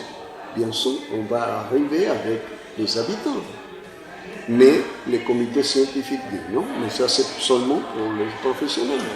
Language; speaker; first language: French; non-native, fluent; Spanish